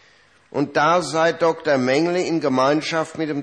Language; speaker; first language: German; native; German